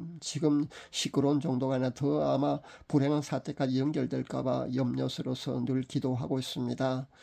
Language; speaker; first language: Korean; native; Korean